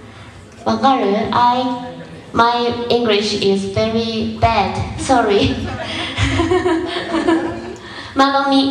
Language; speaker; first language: English; non-native, learner; Japanese